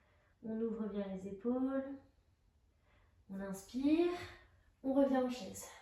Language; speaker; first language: French; native; French